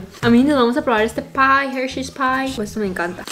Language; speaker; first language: Spanish; native; Spanish